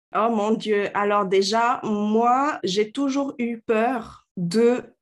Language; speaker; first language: French; non-native, fluent; Romanian